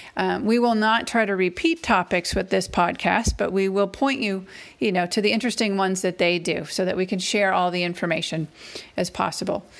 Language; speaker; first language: English; native; English